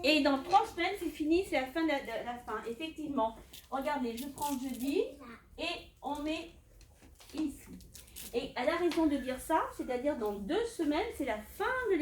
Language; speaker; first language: French; native; French